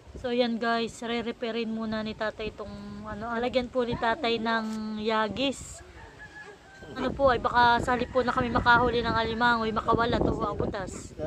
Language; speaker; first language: Filipino; native; Filipino